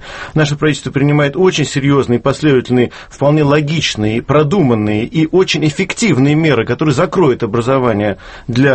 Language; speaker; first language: Russian; native; Russian